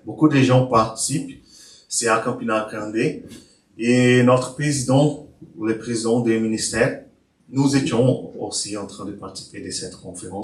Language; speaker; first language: French; non-native, learner; Portuguese